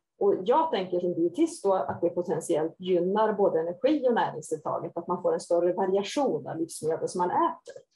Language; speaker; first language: Swedish; native; Swedish